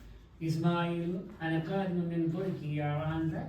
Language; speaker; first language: Arabic; non-native, learner; Kashmiri